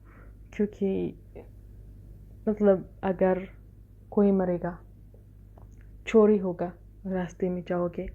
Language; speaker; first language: Hindi; non-native, fluent; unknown